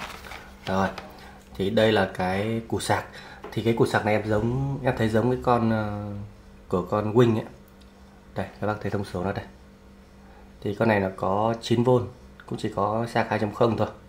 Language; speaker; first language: Vietnamese; native; Vietnamese